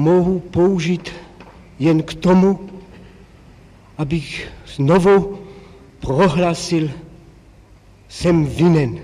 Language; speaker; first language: Czech; non-native, local second language; German